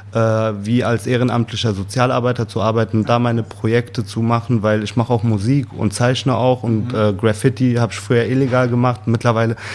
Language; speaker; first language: German; early bilingual, other home language; Arabic